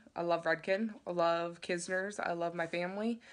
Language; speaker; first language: English; native; English